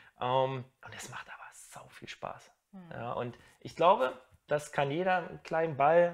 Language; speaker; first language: German; native; German